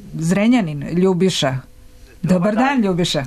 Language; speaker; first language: Serbian; native; Serbian